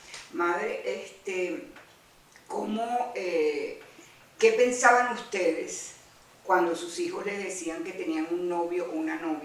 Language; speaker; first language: Spanish; early bilingual, other home language; Greek